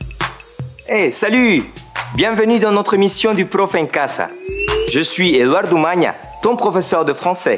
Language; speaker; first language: French; non-native, fluent; Spanish